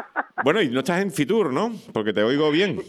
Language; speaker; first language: Spanish; native; Spanish